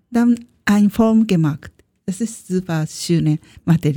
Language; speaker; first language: German; non-native, learner; Japanese